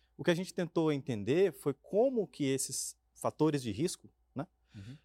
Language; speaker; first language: Portuguese; native; Portuguese